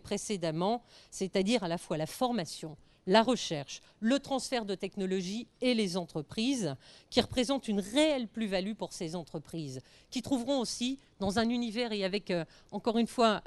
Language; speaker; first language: French; native; French